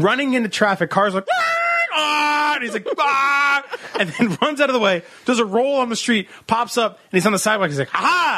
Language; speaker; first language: English; early bilingual, other home language; Italian